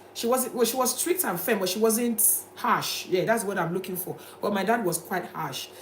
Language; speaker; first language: English; non-native, local second language; Yoruba